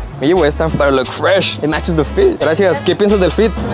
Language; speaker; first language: Spanish; early bilingual, heritage; Spanish